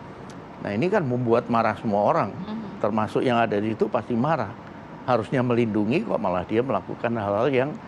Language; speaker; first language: Indonesian; native; Indonesian